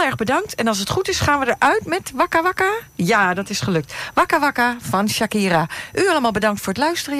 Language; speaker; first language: Dutch; native; Dutch